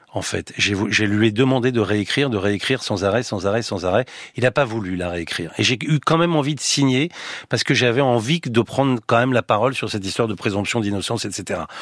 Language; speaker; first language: French; native; French